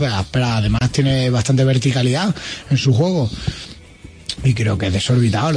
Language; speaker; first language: Spanish; native; Spanish